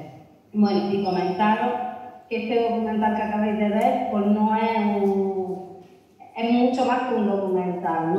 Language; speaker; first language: Spanish; native; Spanish